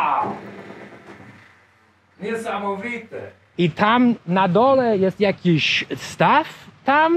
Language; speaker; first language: Polish; non-native, learner; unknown